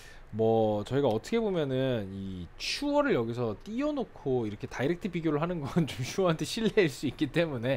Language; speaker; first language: Korean; native; Korean